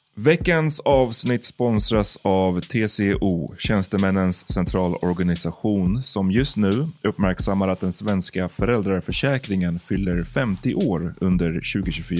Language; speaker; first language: Swedish; native; Swedish